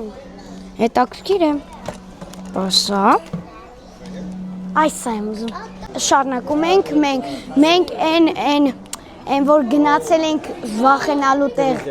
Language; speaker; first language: Armenian; early bilingual, heritage; Armenian